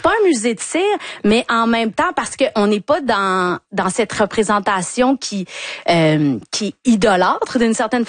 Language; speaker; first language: French; native; French